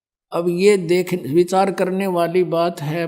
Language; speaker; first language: Hindi; native; Hindi